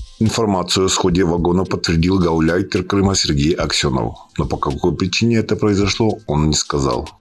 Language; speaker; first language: Russian; non-native, local second language; Ukrainian